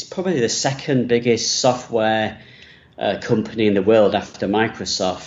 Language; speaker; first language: English; native; English